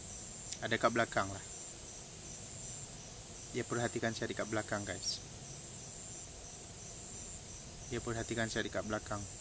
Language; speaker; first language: Malay; native; Malay